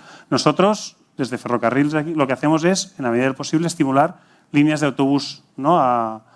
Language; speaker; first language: Spanish; native; Spanish